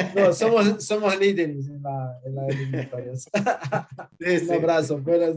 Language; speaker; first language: Spanish; non-native, fluent; Portuguese